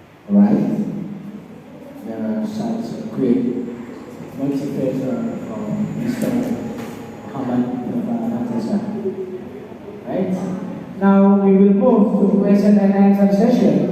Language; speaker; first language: English; non-native, learner; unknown